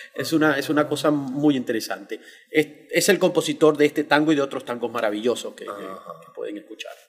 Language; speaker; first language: Spanish; native; Spanish